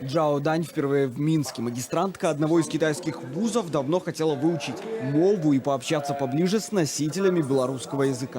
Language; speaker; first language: Russian; native; Russian